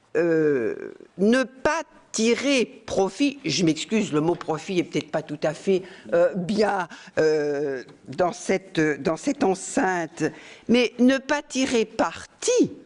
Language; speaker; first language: French; native; French